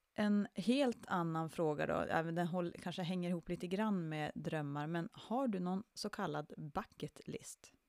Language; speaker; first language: Swedish; native; Swedish